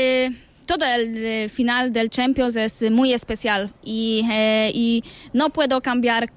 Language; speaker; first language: Spanish; non-native, learner; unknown